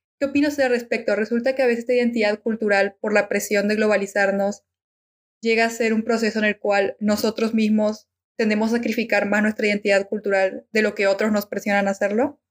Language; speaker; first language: Spanish; native; Spanish